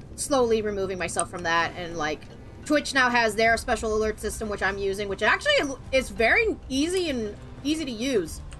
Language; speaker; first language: English; native; English